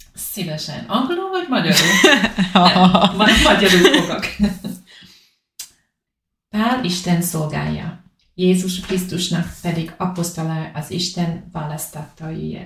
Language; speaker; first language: Hungarian; non-native, learner; English